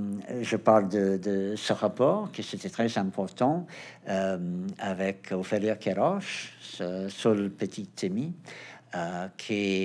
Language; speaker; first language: French; non-native, fluent; Portuguese